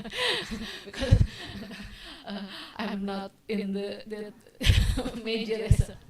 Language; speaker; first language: English; non-native, learner; Indonesian